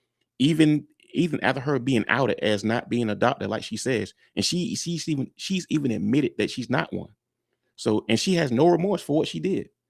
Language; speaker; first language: English; native; English